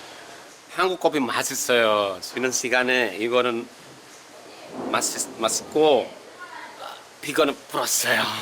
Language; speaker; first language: Korean; non-native, learner; Indonesian